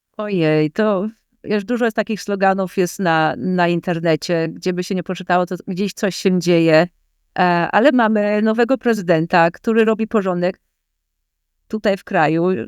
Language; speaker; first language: Polish; native; Polish